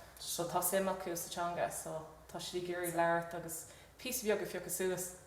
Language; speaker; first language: Irish; non-native, local second language; English